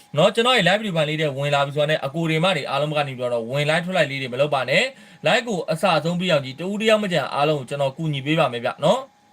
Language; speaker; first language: Burmese; native; Burmese